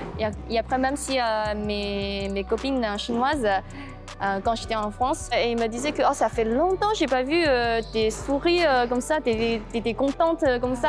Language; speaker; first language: French; non-native, learner; Chinese